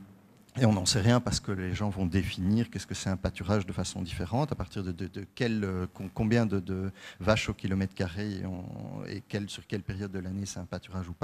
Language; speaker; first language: French; native; French